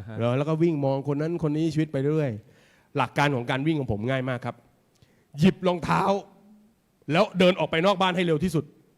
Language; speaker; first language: Thai; native; Thai